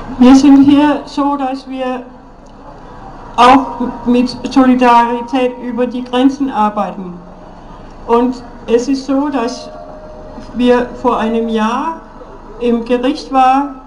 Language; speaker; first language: German; non-native, learner; Danish